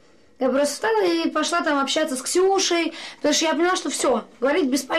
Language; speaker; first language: Russian; native; Russian